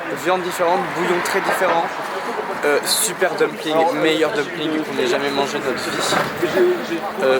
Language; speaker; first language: French; native; French